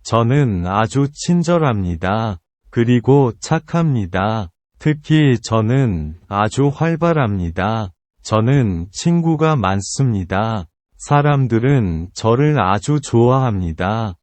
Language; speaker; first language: Korean; non-native, learner; Vietnamese